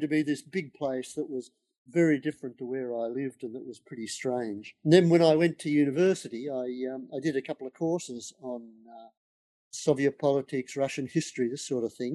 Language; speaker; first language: English; native; English